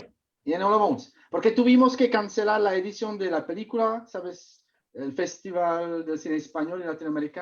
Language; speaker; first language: Spanish; non-native, fluent; Czech